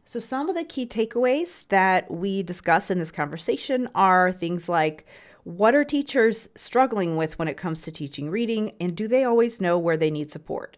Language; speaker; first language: English; native; English